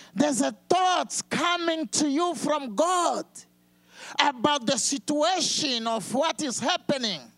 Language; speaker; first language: English; non-native, fluent; Portuguese